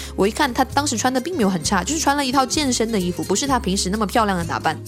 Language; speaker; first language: Chinese; native; Chinese